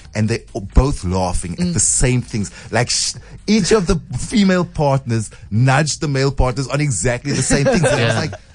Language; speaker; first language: English; native; English